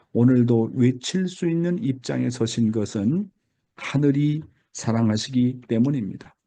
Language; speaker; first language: Korean; native; Korean